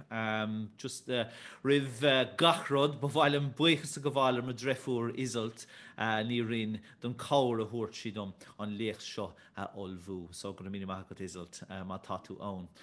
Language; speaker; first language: Irish; native; Irish